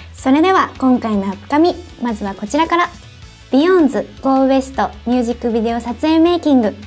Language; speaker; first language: Japanese; native; Japanese